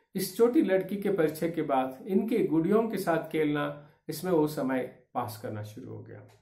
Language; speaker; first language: Hindi; non-native, local second language; Kannada